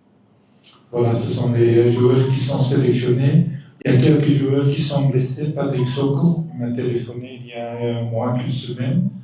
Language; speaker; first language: French; non-native, local second language; Dutch